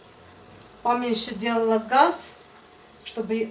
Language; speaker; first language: Russian; non-native, fluent; Armenian